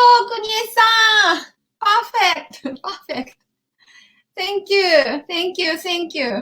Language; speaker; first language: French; non-native, learner; Japanese